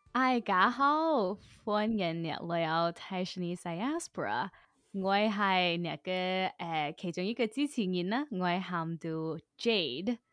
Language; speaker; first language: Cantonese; early bilingual, heritage; Cantonese